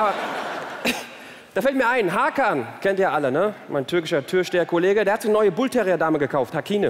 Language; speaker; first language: German; early bilingual, other home language; Turkish